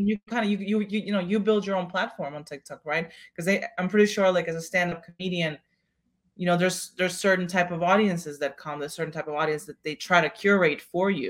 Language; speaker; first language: English; non-native, fluent; Russian